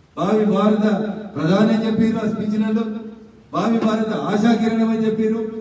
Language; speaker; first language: Telugu; native; Telugu